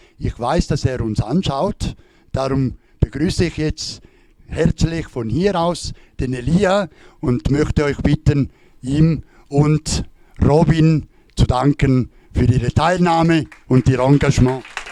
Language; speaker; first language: German; native; German